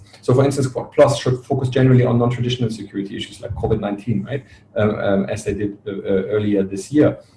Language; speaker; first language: English; non-native, fluent; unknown